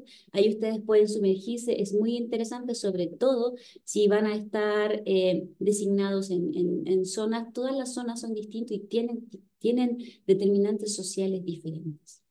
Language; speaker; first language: Spanish; native; Spanish